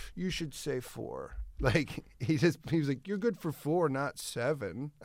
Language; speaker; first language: English; native; English